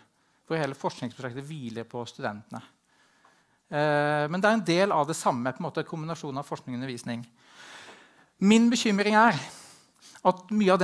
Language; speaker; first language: Norwegian; native; Norwegian